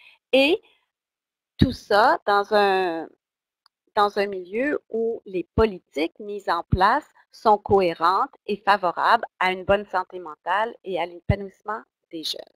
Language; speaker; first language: French; native; French